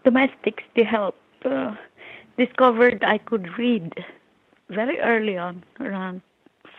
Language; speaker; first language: English; non-native, local second language; Filipino